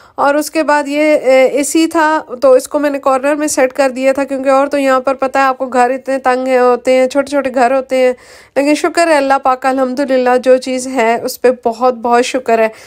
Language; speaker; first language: Urdu; non-native, local second language; Punjabi